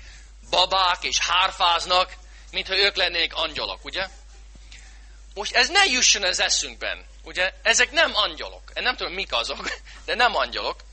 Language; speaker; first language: Hungarian; non-native, fluent; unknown